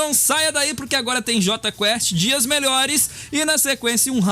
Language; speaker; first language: Portuguese; native; Portuguese